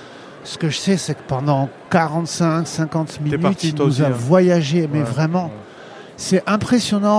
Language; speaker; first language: French; native; French